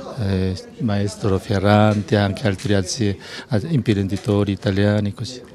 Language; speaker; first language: Italian; non-native, learner; Korean